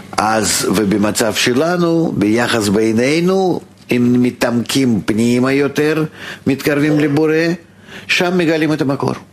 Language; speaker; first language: Hebrew; non-native, fluent; Russian